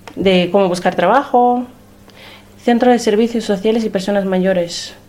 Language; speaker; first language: Spanish; early bilingual, other home language; Romanian